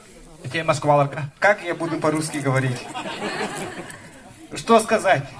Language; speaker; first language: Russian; non-native, local second language; Yakut